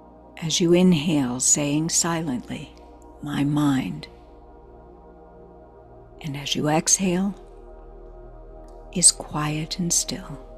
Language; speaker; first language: English; native; English